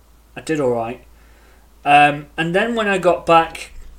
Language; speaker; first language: English; native; English